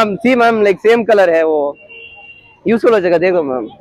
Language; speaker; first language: Hindi; non-native, local second language; Kannada